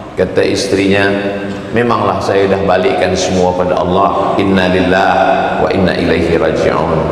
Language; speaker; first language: Malay; native; Malay